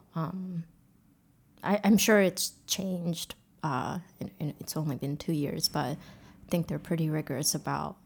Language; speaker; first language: English; early bilingual, other home language; Korean